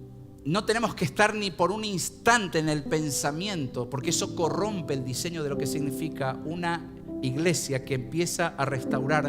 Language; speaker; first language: Spanish; native; Spanish